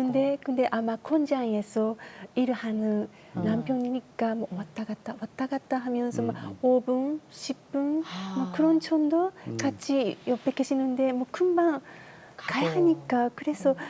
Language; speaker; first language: Korean; non-native, learner; Japanese